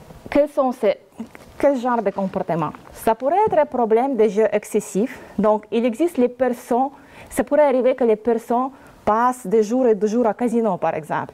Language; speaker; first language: French; non-native, fluent; Russian